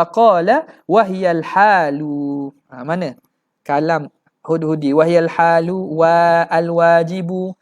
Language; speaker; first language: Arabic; non-native, learner; Malay